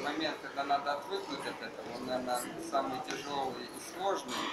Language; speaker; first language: Russian; native; Russian